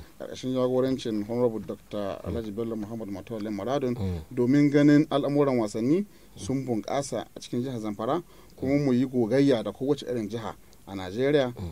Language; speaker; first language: Hausa; native; Hausa